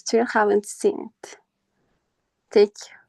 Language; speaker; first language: English; non-native, learner; Spanish